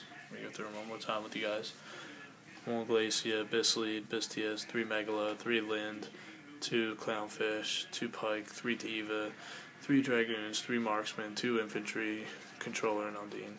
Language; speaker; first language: English; native; English